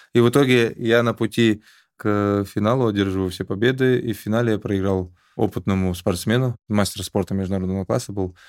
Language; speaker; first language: Russian; native; Russian